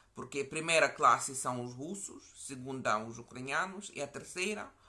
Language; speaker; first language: Portuguese; non-native, fluent; Ukrainian